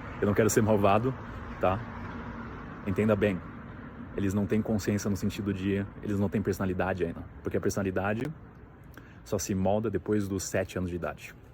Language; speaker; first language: Portuguese; native; Portuguese